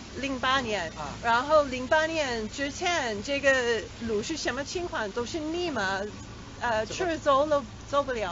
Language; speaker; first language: Chinese; non-native, learner; English